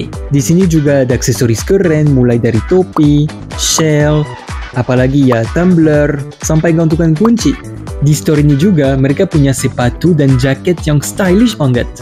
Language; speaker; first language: Indonesian; non-native, fluent; French